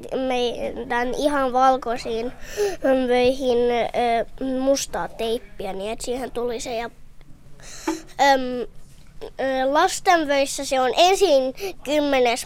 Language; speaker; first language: Finnish; early bilingual, heritage; Finnish